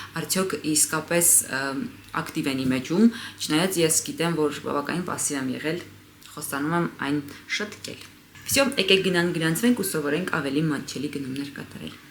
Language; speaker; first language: Armenian; native; Armenian